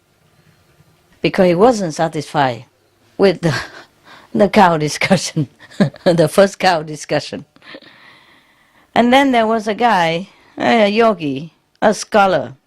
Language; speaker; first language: English; non-native, fluent; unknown